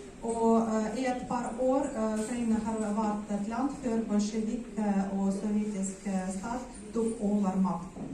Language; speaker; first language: Swedish; non-native, fluent; Ukrainian